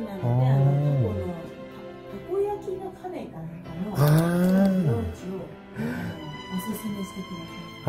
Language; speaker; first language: Japanese; native; Japanese